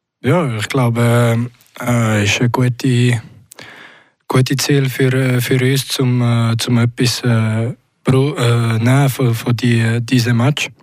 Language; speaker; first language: German; non-native, local second language; French